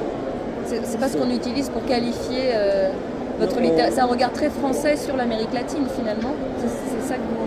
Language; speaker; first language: French; native; French